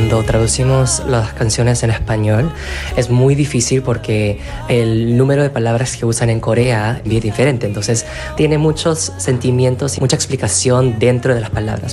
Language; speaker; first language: Spanish; non-native, fluent; Korean